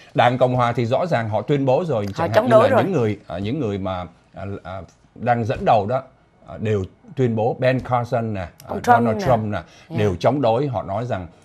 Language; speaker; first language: Vietnamese; native; Vietnamese